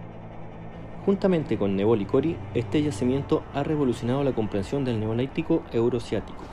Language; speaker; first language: Spanish; native; Spanish